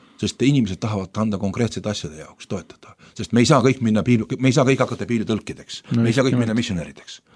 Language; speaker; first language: Estonian; native; Estonian